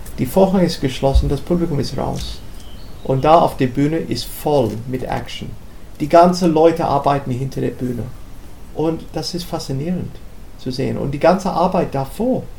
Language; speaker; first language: German; non-native, fluent; English